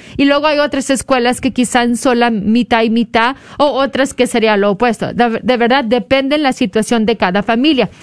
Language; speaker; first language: Spanish; early bilingual, heritage; Spanish